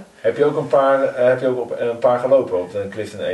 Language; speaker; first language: Dutch; native; Dutch